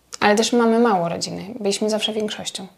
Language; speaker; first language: Polish; native; Polish